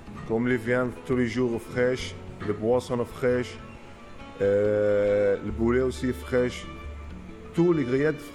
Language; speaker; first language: French; non-native, learner; Arabic